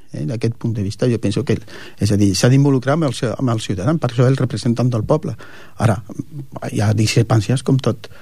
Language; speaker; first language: Catalan; non-native, local second language; Spanish